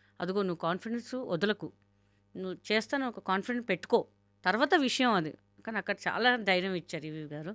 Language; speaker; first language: Telugu; non-native, local second language; Hindi